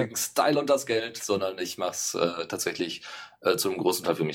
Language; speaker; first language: German; native; German